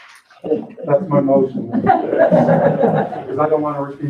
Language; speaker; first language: English; native; English